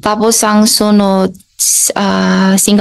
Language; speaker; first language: Filipino; non-native, learner; Chinese